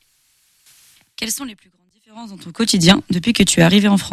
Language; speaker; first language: French; native; French